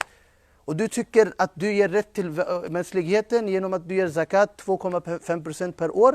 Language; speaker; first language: Swedish; non-native, fluent; Urdu